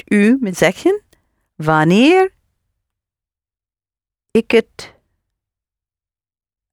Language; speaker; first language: Dutch; non-native, learner; English